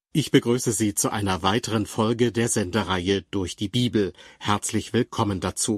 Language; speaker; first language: German; native; German